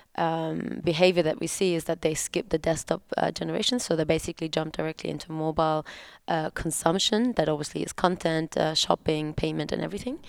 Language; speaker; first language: English; non-native, fluent; German